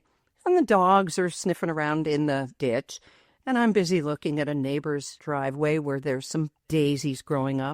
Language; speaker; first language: English; native; English